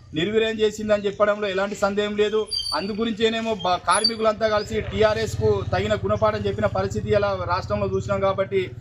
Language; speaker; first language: Telugu; native; Telugu